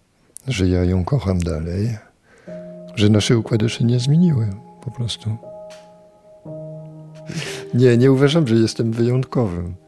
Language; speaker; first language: Polish; non-native, fluent; French